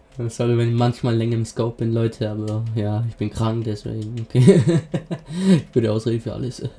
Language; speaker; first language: German; native; German